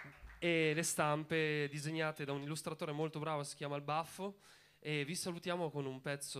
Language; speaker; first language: Italian; native; Italian